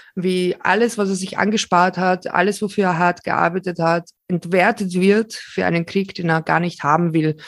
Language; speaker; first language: German; early bilingual, other home language; Slovak